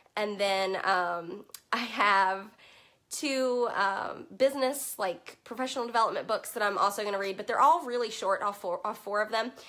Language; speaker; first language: English; native; English